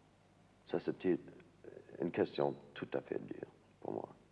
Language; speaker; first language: French; non-native, learner; English